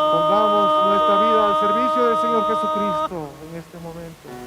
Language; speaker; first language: Spanish; native; Spanish